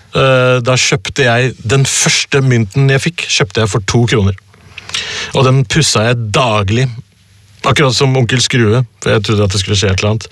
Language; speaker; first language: Norwegian; early bilingual, other home language; Urdu